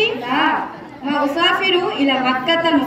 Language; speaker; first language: Arabic; non-native, learner; Bangla